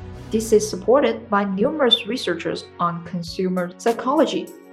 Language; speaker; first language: English; non-native, fluent; Chinese